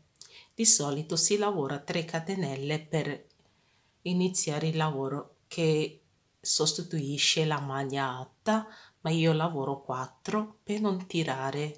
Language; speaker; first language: Italian; non-native, fluent; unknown